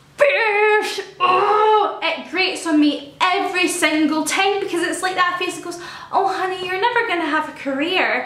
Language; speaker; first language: English; native; English